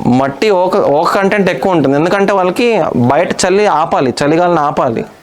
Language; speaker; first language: Telugu; non-native, local second language; Hindi